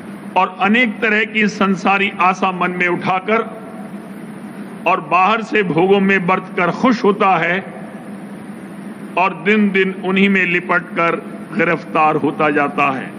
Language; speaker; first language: Hindi; native; Hindi